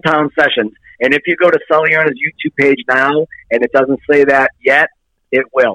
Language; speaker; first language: English; native; English